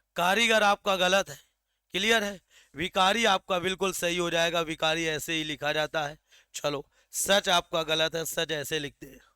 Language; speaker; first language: Hindi; native; Hindi